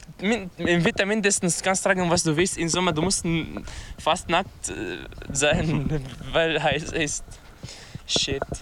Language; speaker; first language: German; non-native, learner; Arabic